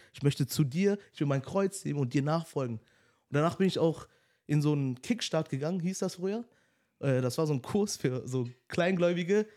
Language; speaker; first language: German; native; German